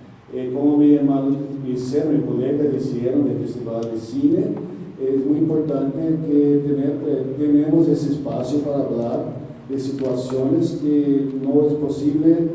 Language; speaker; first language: Spanish; non-native, learner; Portuguese